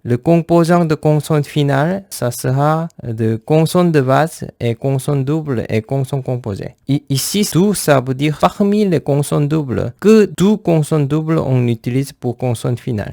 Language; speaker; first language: French; non-native, fluent; Korean